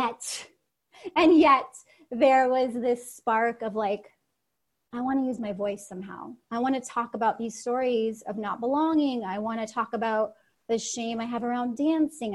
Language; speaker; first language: English; early bilingual, other home language; Russian